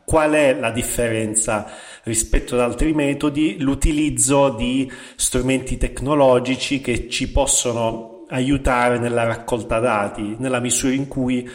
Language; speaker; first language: Italian; native; Italian